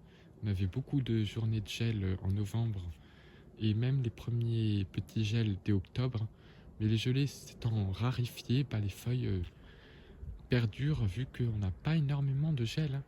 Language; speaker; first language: French; native; French